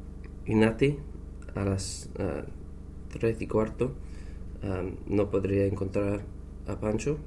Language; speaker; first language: Spanish; non-native, learner; English